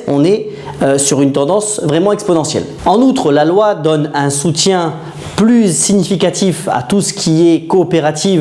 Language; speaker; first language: French; native; French